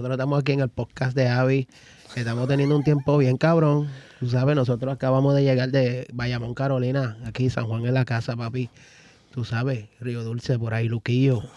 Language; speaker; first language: Spanish; early bilingual, other home language; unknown